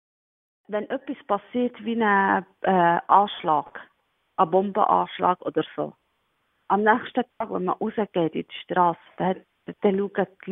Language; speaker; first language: German; non-native, learner; Arabic